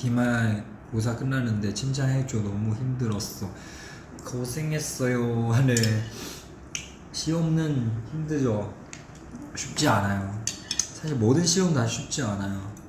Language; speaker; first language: Korean; non-native, fluent; Chinese